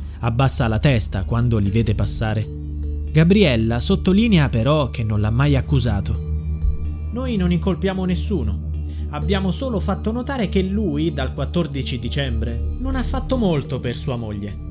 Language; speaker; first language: Italian; native; Italian